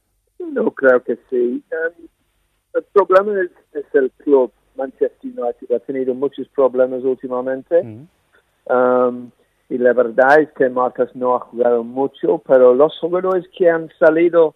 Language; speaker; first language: Spanish; non-native, fluent; English